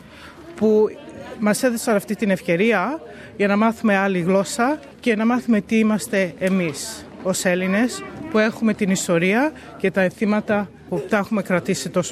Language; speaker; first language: Greek; early bilingual, heritage; Greek